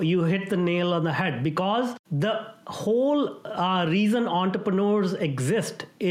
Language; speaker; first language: English; non-native, local second language; Hindi